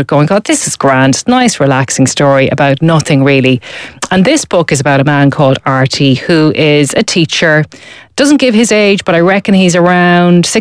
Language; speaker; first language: English; native; English